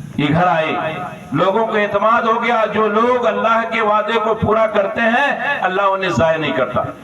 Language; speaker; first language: Urdu; native; Urdu